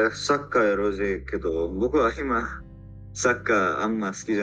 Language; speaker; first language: Japanese; non-native, learner; Arabic